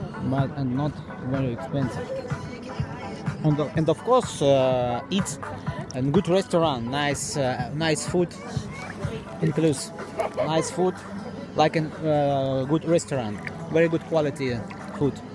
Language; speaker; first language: English; non-native, learner; Russian